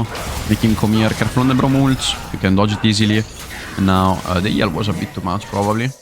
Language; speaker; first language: English; non-native, fluent; Italian